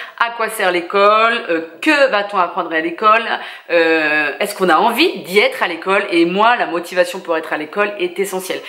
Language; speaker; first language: French; native; French